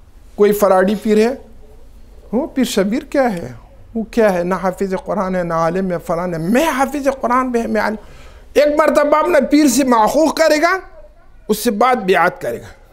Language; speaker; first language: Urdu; non-native, local second language; Pashto